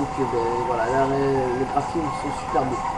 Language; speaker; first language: French; native; French